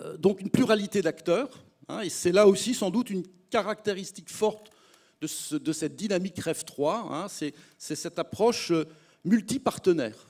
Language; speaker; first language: French; native; French